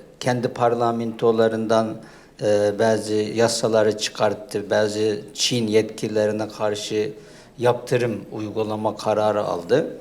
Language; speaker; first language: Turkish; non-native, fluent; Uyghur